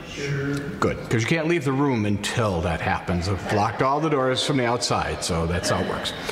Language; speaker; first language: English; native; English